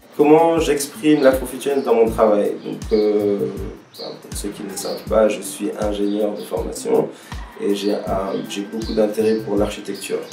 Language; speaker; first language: French; non-native, local second language; Wolof